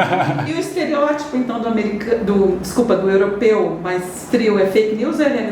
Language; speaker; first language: Portuguese; native; Portuguese